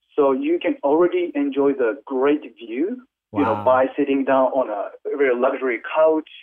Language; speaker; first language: English; non-native, fluent; Japanese